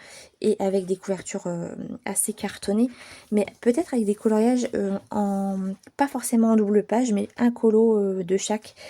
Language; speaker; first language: French; native; French